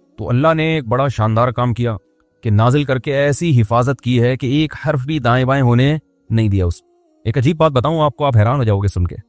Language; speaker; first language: Urdu; native; Urdu